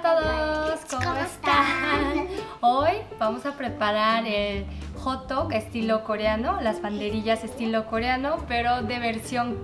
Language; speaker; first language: Spanish; non-native, fluent; Korean